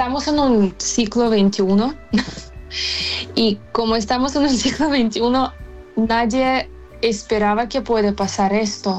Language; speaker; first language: Spanish; non-native, fluent; Ukrainian